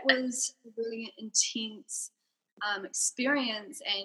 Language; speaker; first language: English; native; English